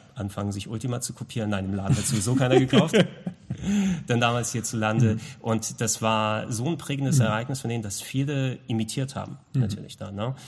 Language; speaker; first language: German; non-native, local second language; Greek